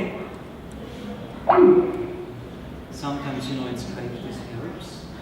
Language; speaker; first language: English; non-native, fluent; French